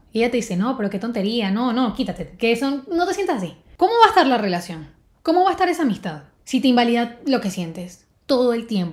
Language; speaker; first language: Spanish; native; Spanish